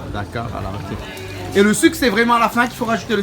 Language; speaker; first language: French; native; French